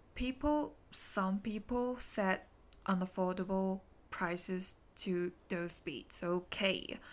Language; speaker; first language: English; non-native, local second language; Cantonese